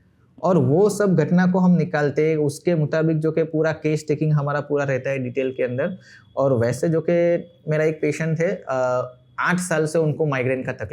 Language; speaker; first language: Hindi; non-native, local second language; Gujarati